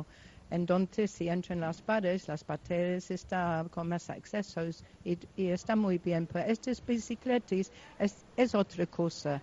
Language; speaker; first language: Spanish; non-native, local second language; Basque